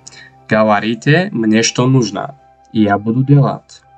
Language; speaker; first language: Russian; non-native, local second language; Tajik